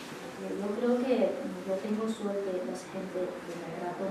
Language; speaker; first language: Spanish; non-native, learner; Chinese